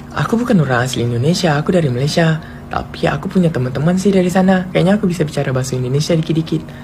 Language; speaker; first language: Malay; native; Malay